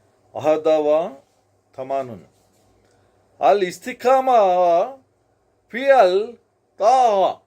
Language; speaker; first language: Arabic; non-native, learner; Telugu